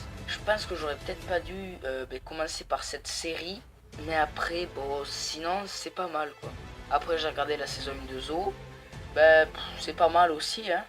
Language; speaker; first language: French; native; French